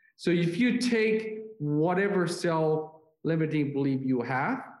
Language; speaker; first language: English; non-native, fluent; Korean